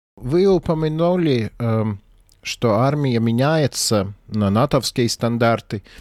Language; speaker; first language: Russian; non-native, local second language; Latvian